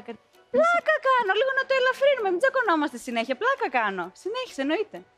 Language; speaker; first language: Greek; native; Greek